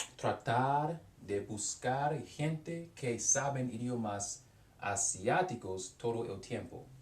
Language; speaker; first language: Spanish; non-native, learner; English